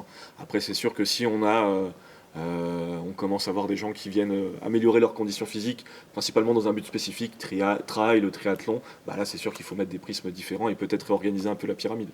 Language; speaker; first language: French; native; French